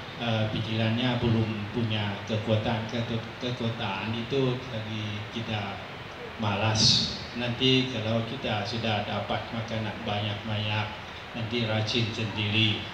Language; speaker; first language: Indonesian; non-native, fluent; Thai